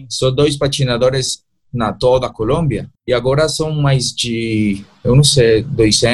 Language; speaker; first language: Portuguese; non-native, learner; Spanish